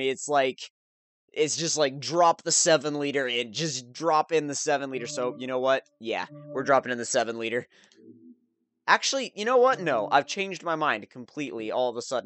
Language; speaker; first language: English; native; English